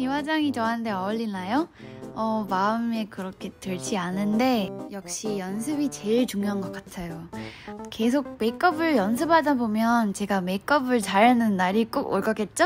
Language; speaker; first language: Korean; non-native, fluent; Vietnamese